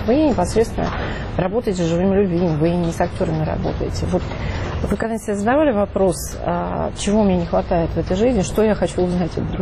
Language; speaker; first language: Russian; native; Russian